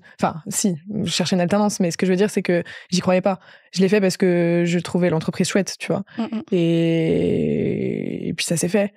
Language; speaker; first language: French; native; French